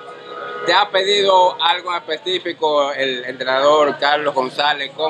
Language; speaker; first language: Spanish; native; Spanish